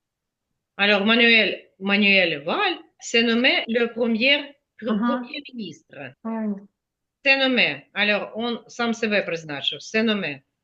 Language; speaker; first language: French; non-native, fluent; Ukrainian